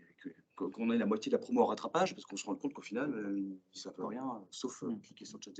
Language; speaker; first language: French; native; French